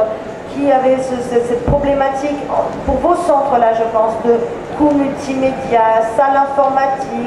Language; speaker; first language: French; native; French